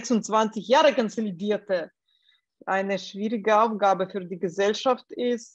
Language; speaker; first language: German; non-native, fluent; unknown